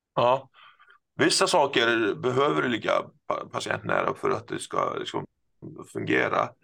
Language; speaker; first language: Swedish; non-native, fluent; Icelandic